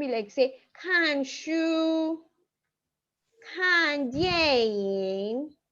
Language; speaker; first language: Chinese; non-native, fluent; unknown